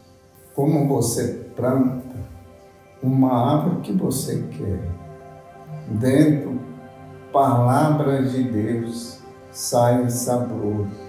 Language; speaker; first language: Portuguese; non-native, local second language; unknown